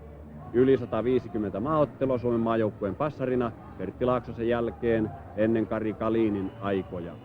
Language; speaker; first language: Finnish; native; Finnish